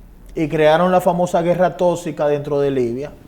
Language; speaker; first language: Spanish; native; Spanish